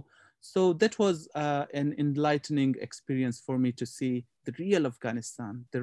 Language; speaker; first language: English; non-native, local second language; Hazaragi